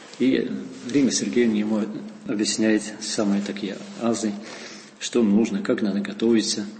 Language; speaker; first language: Russian; non-native, fluent; Dutch